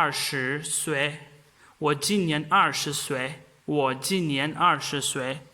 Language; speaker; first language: Chinese; non-native, fluent; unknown